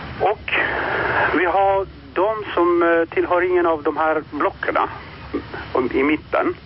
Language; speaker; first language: Swedish; non-native, fluent; Persian